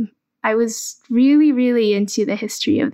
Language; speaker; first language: English; early bilingual, other home language; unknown